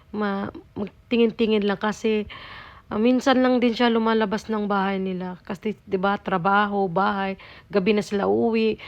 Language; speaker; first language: Filipino; native; Filipino